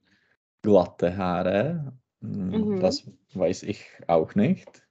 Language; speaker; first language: German; non-native, learner; Czech